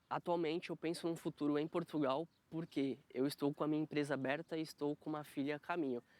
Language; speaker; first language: Portuguese; native; Portuguese